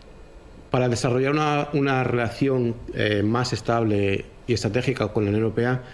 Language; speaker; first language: Spanish; native; Spanish